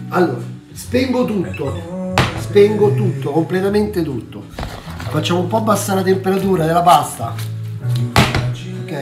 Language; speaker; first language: Italian; native; Italian